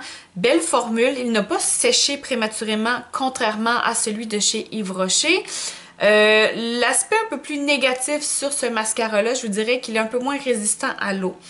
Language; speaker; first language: French; native; French